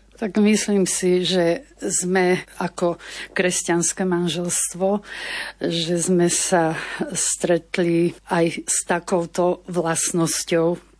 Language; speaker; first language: Slovak; native; Slovak